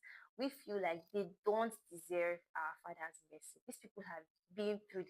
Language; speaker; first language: English; non-native, local second language; Igbo